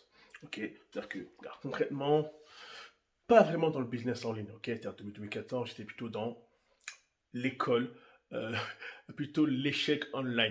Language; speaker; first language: French; native; French